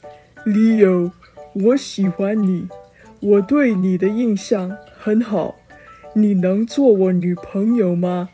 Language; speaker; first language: Chinese; non-native, learner; English